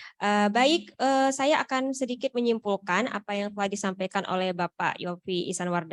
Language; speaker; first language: Indonesian; native; Indonesian